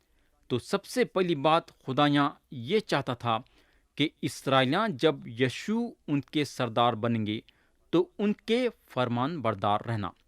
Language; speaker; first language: Urdu; native; Urdu